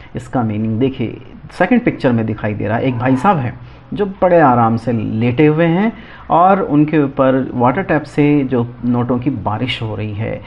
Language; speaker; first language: Hindi; native; Hindi